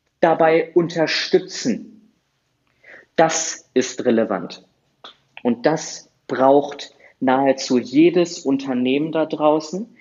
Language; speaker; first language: German; native; German